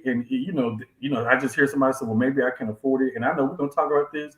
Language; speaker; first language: English; native; English